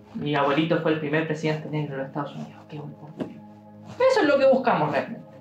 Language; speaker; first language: Spanish; native; Spanish